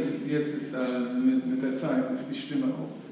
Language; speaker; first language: German; non-native, fluent; Polish